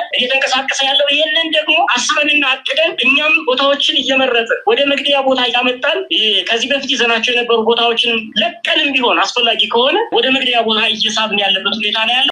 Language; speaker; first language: Amharic; native; Amharic